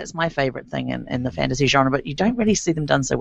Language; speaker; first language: English; native; English